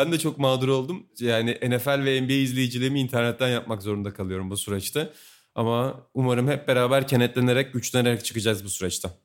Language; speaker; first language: Turkish; native; Turkish